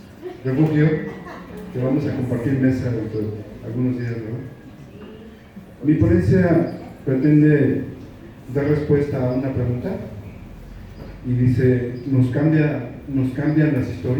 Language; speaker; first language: Spanish; native; Spanish